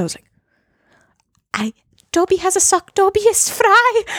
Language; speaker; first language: English; native; English